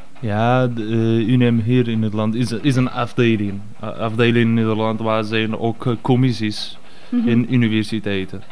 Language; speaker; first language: Dutch; non-native, fluent; Arabic